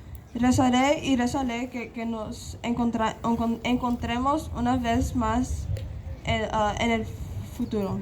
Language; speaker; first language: Spanish; non-native, local second language; English